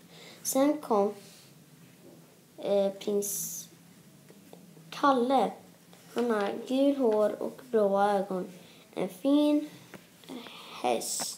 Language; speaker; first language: Swedish; non-native, local second language; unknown